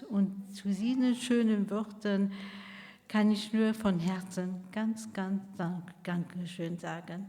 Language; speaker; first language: German; non-native, local second language; Luxembourgish